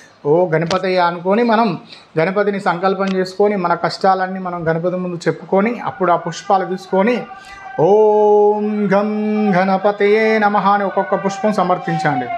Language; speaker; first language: Telugu; native; Telugu